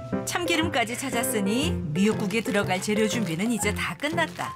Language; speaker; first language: Korean; native; Korean